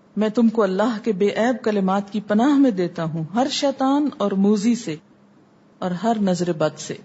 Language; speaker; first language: Urdu; native; Urdu